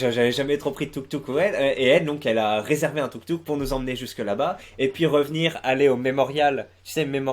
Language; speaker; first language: French; native; French